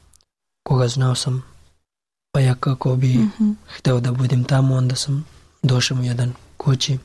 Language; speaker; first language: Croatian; non-native, learner; Pashto